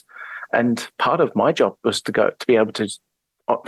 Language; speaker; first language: English; native; English